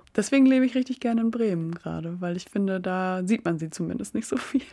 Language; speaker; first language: German; native; German